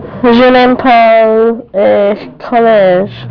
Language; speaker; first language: French; non-native, learner; English